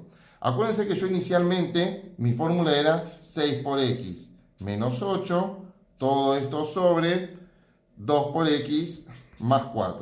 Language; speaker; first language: Spanish; native; Spanish